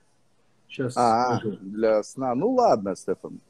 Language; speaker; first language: Russian; native; Russian